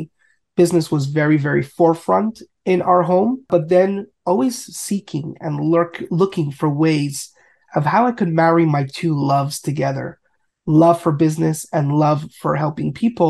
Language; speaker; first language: English; native; English